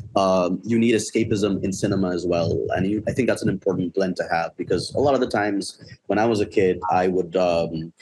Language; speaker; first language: English; non-native, local second language; Bangla